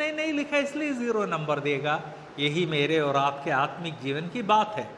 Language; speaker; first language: Hindi; native; Hindi